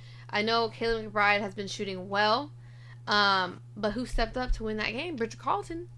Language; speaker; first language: English; native; English